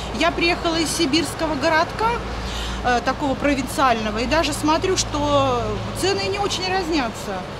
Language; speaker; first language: Russian; native; Russian